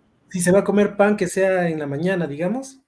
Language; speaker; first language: Spanish; native; Spanish